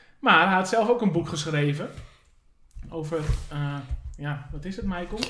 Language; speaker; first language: Dutch; native; Dutch